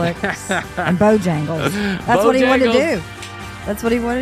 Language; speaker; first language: English; native; English